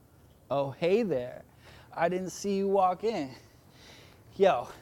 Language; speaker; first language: English; native; English